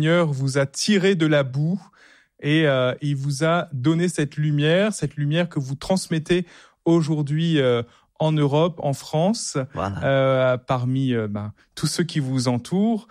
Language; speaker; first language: French; native; French